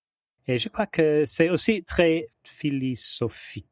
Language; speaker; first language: French; non-native, fluent; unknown